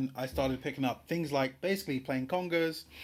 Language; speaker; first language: English; non-native, local second language; Yoruba